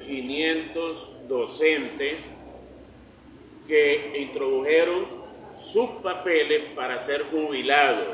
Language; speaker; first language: Spanish; native; Spanish